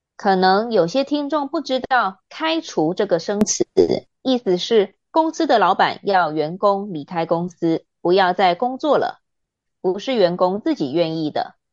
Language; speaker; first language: Chinese; native; Chinese